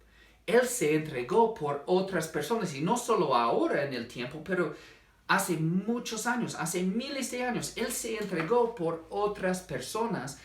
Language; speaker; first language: Spanish; non-native, fluent; English